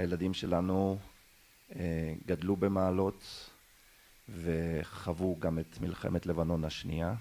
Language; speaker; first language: Hebrew; non-native, local second language; German